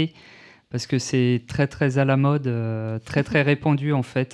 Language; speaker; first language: French; native; French